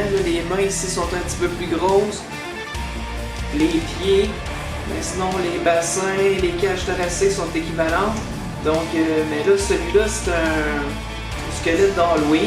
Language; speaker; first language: French; native; French